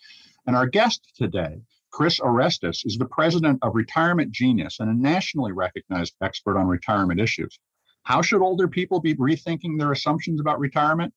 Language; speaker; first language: English; native; English